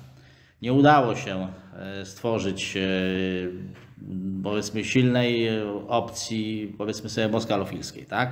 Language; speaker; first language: Polish; native; Polish